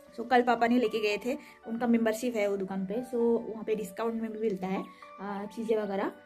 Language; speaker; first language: Hindi; native; Hindi